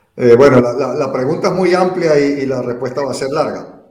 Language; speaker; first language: Spanish; native; Spanish